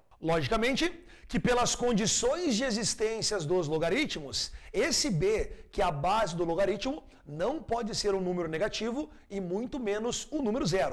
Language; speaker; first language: Portuguese; native; Portuguese